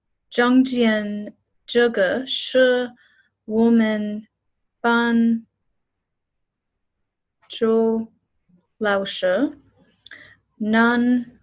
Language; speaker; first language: Chinese; non-native, learner; English